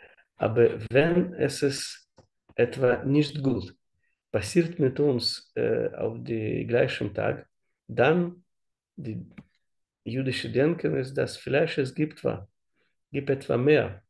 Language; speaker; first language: German; non-native, learner; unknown